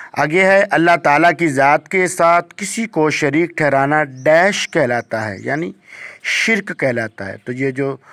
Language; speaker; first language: Urdu; native; Urdu